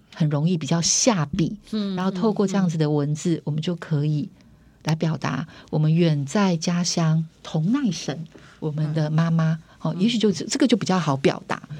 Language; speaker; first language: Chinese; native; Chinese